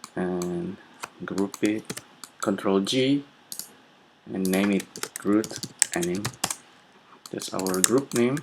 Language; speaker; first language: English; non-native, fluent; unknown